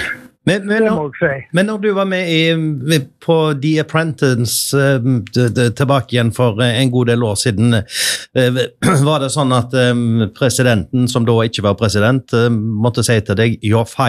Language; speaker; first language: Norwegian; native; Norwegian